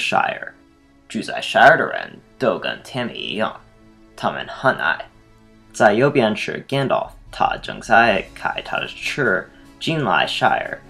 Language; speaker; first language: Chinese; non-native, learner; English